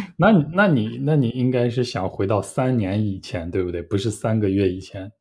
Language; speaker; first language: Chinese; native; Chinese